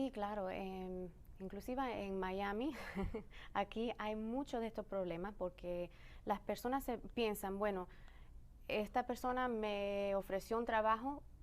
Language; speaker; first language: Spanish; early bilingual, other home language; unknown